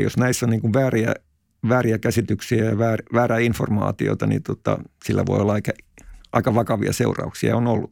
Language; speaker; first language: Finnish; native; Finnish